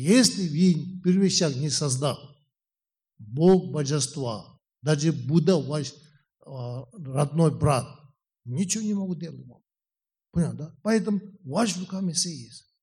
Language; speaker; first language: Russian; non-native, learner; Tibetan